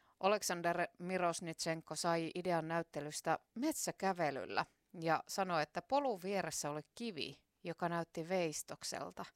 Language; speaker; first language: Finnish; native; Finnish